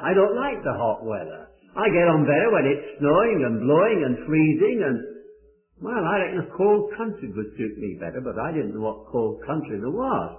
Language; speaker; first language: English; native; English